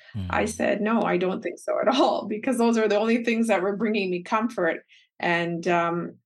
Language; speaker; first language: English; native; English